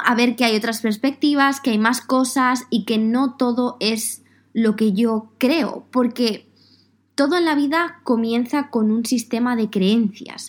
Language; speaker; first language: Spanish; native; Spanish